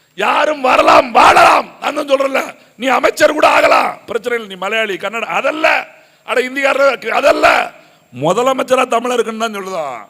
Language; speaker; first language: Tamil; native; Tamil